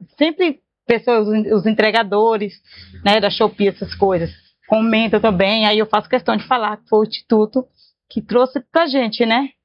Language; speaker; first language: Portuguese; native; Portuguese